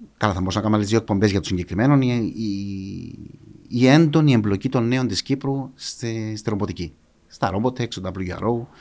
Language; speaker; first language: Greek; native; Greek